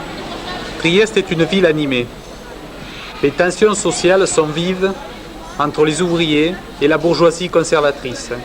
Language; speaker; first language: French; native; French